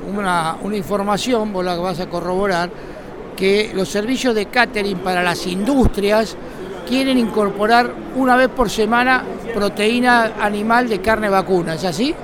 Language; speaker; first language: Spanish; native; Spanish